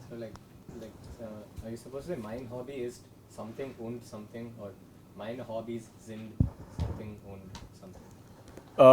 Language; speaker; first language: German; non-native, learner; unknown